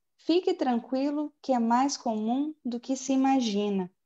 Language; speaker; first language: Portuguese; native; Portuguese